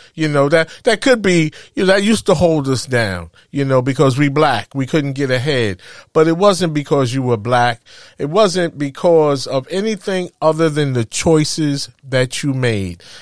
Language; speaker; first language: English; native; English